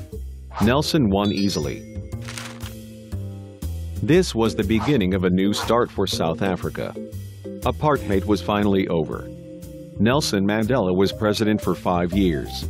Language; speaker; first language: English; non-native, fluent; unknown